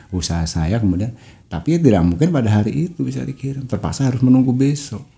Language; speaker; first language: Indonesian; non-native, local second language; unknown